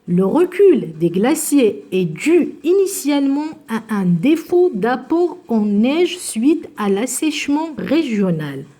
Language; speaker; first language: French; non-native, local second language; Arabic